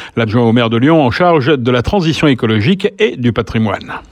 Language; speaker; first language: French; native; French